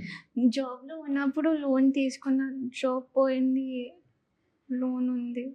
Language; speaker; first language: Telugu; non-native, learner; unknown